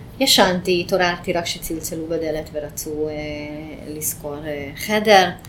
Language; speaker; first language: Hebrew; non-native, fluent; Hungarian